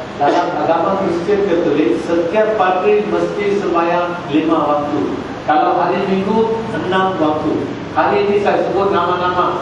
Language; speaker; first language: Malay; non-native, local second language; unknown